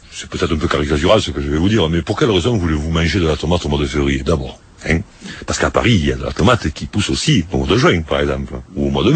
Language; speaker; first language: French; native; French